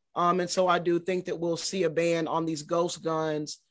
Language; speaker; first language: English; native; English